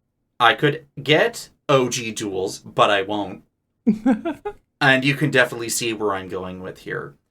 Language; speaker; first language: English; native; English